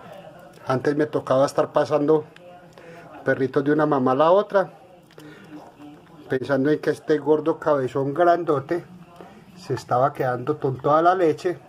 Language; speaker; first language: Spanish; native; Spanish